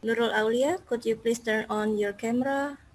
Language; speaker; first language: English; non-native, fluent; Indonesian